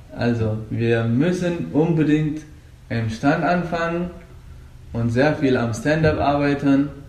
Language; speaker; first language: German; non-native, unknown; Persian